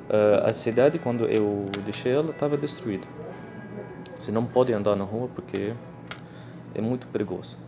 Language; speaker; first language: Portuguese; non-native, learner; Arabic